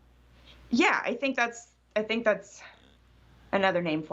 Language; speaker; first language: English; native; English